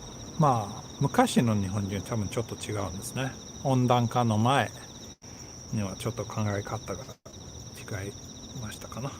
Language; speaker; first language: Japanese; non-native, learner; Swedish